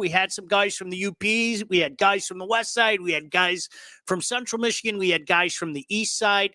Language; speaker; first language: English; native; English